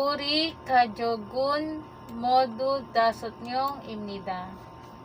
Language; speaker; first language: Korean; non-native, learner; Filipino